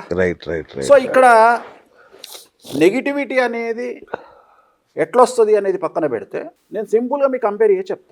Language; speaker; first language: Telugu; native; Telugu